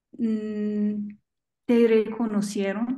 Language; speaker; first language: Spanish; non-native, learner; English